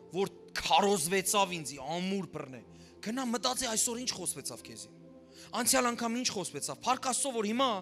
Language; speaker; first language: Armenian; early bilingual, heritage; Armenian